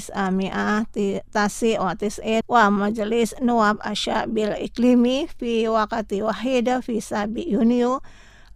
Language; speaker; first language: Arabic; non-native, fluent; Indonesian